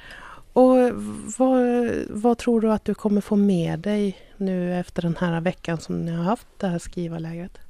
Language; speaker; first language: Swedish; native; Swedish